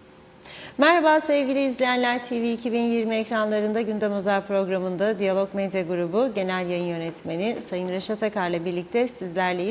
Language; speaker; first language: Turkish; native; Turkish